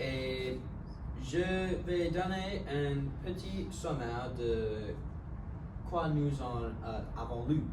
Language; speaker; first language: French; non-native, learner; English